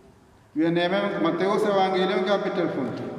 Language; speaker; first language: German; non-native, learner; Malayalam